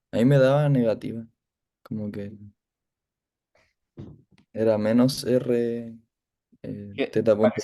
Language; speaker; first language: Spanish; native; Spanish